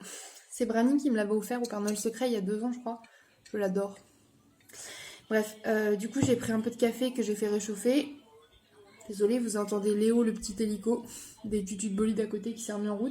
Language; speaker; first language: French; native; French